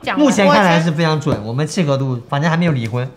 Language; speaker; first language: Chinese; native; Chinese